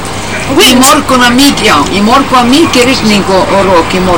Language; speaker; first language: Icelandic; non-native, learner; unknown